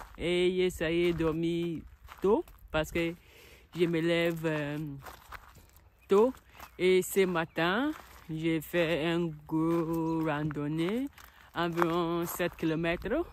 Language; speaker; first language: French; non-native, learner; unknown